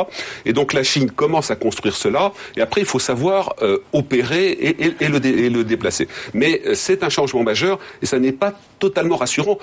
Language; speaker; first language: French; native; French